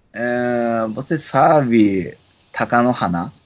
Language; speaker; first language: Portuguese; non-native, learner; Japanese